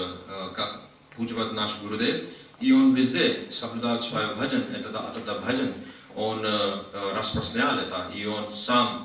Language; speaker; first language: Russian; non-native, learner; Hindi